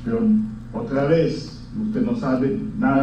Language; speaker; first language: Spanish; non-native, fluent; English